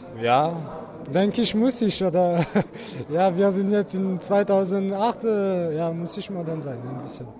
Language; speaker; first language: German; non-native, learner; French